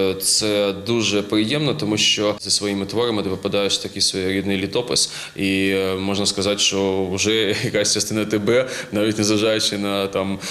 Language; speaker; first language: Ukrainian; native; Ukrainian